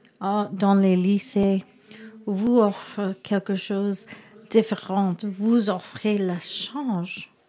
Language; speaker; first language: French; non-native, learner; English